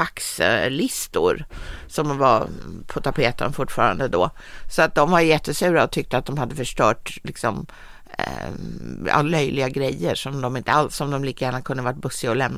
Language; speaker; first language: Swedish; native; Swedish